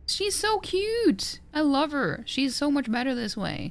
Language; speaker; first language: English; non-native, fluent; Norwegian